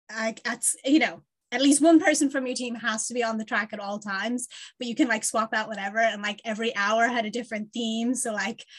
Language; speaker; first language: English; native; English